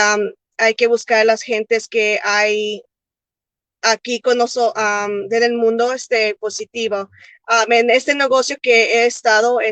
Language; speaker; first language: Spanish; early bilingual, heritage; Spanish